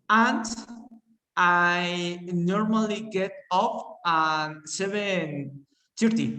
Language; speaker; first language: English; non-native, learner; Spanish